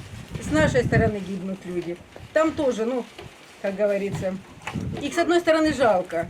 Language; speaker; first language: Russian; native; Russian